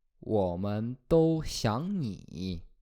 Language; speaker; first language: Chinese; non-native, fluent; Polish